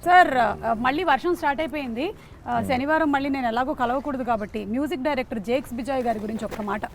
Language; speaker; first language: Telugu; native; Telugu